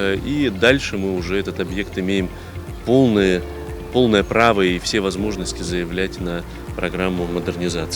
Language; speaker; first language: Russian; native; Russian